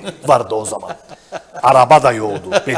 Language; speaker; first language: Turkish; native; Turkish